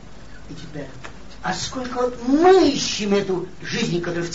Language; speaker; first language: Polish; non-native, learner; Russian